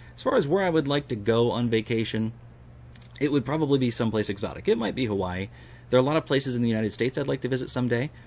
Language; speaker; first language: English; native; English